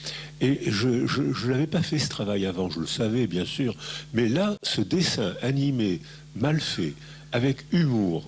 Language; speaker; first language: French; native; French